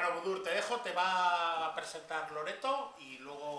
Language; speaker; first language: Spanish; native; Spanish